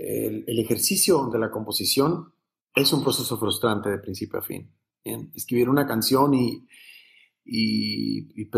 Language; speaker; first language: Spanish; native; Spanish